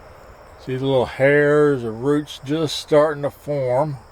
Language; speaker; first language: English; native; English